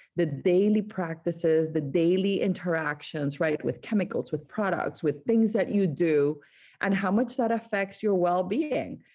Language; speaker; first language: English; non-native, fluent; Spanish